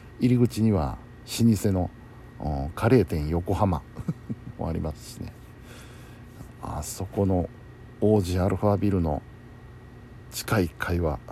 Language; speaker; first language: Japanese; native; Japanese